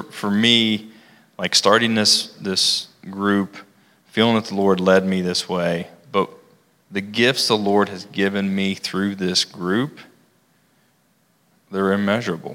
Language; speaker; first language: English; native; English